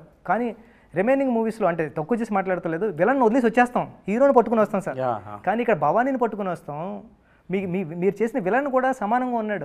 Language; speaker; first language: Telugu; native; Telugu